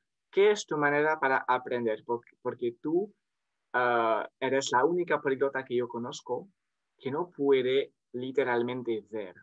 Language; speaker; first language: Spanish; non-native, fluent; French